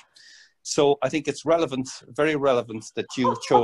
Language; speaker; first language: English; native; English